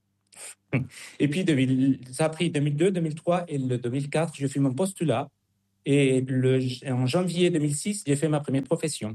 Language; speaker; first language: French; non-native, fluent; Spanish